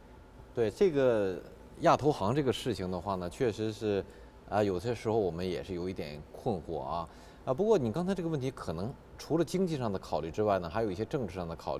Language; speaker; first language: Chinese; native; Chinese